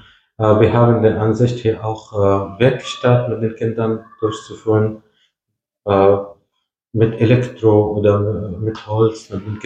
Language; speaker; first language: German; non-native, fluent; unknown